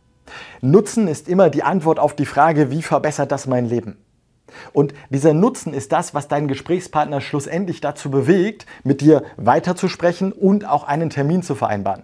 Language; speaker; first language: German; native; German